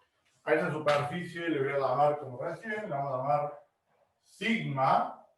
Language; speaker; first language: Spanish; native; Spanish